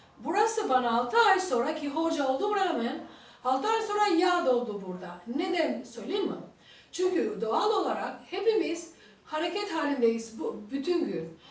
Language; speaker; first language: Turkish; non-native, fluent; Albanian